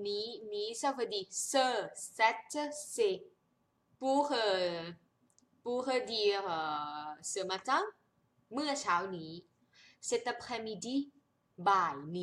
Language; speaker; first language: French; non-native, fluent; Thai